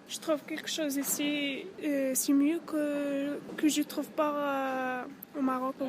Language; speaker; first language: French; non-native, learner; Arabic